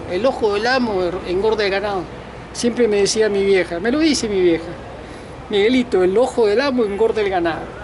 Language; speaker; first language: Spanish; native; Spanish